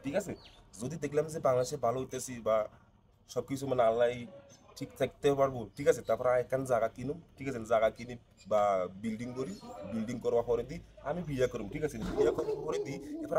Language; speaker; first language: Bangla; non-native, learner; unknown